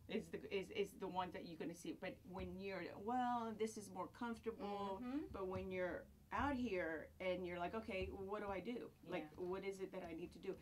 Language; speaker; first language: English; non-native, fluent; Greek